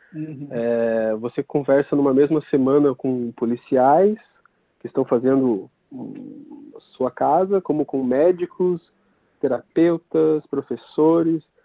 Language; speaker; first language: Portuguese; native; Portuguese